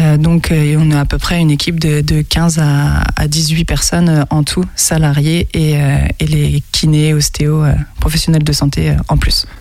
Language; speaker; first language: French; native; French